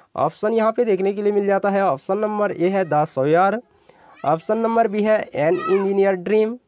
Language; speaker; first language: Hindi; non-native, local second language; Odia